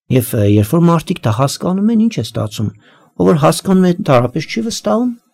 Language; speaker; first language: Armenian; native; Armenian